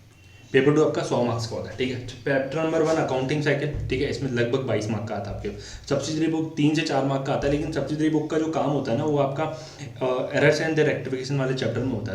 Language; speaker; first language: Hindi; native; Hindi